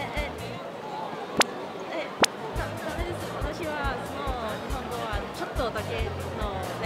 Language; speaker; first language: Japanese; non-native, learner; Cantonese